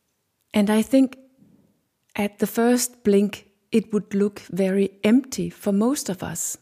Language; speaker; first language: English; non-native, fluent; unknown